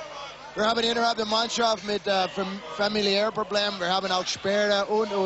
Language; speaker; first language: German; non-native, fluent; English